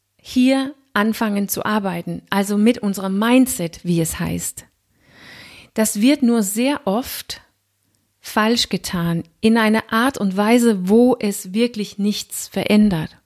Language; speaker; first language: German; non-native, fluent; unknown